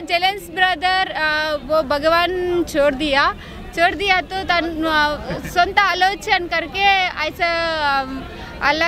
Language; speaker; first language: Hindi; non-native, local second language; Telugu